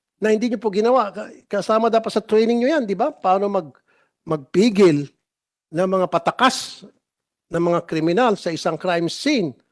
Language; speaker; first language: Filipino; native; Filipino